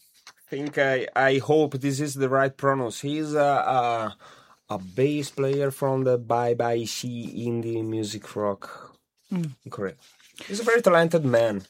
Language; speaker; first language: English; non-native, learner; Italian